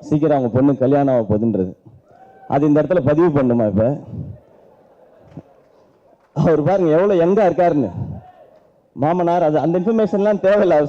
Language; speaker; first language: Tamil; native; Tamil